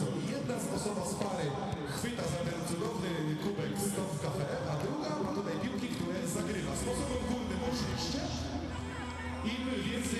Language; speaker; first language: Polish; native; Polish